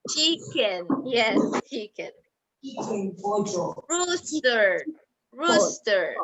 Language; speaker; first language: English; non-native, fluent; Spanish